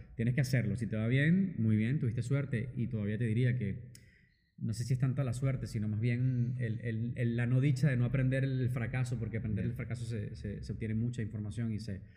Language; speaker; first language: Spanish; native; Spanish